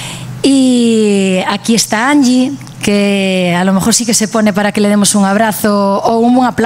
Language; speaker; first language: Spanish; native; Spanish